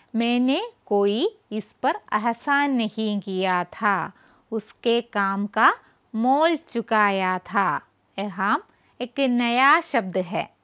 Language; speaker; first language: Hindi; non-native, local second language; Malayalam